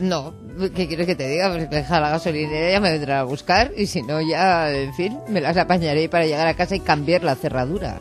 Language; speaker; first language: Spanish; native; Spanish